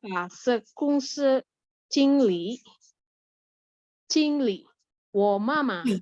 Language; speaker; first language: Chinese; non-native, learner; Indonesian